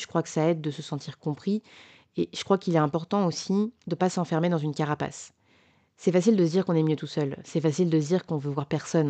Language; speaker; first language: French; native; French